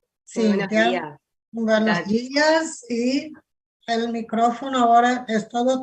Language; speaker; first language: Spanish; non-native, fluent; Portuguese